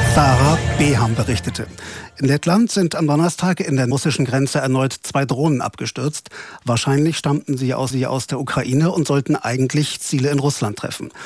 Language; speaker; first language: German; native; German